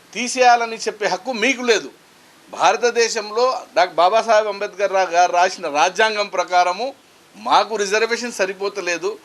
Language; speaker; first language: Telugu; non-native, local second language; Lambadi